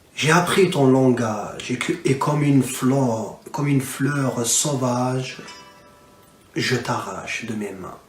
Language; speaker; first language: French; non-native, local second language; Arabic